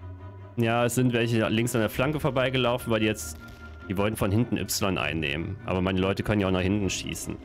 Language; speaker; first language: German; native; German